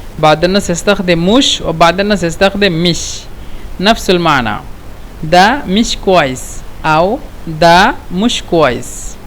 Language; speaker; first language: Egyptian Arabic; non-native, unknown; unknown